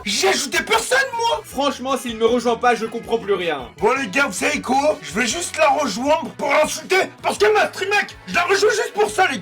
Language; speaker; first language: French; native; French